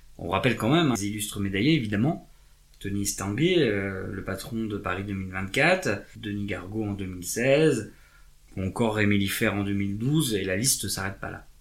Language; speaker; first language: French; native; French